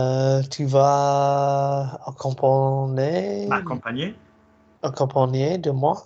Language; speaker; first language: French; non-native, learner; English